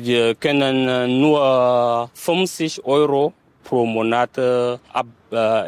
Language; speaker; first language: German; non-native, learner; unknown